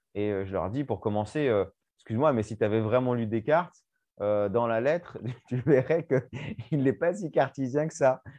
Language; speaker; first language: French; native; French